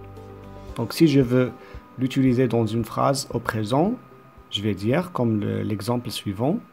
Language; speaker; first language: French; non-native, local second language; Arabic